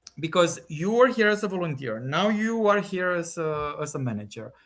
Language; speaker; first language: English; non-native, fluent; Romanian